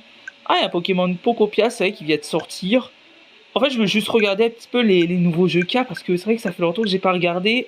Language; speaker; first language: French; native; French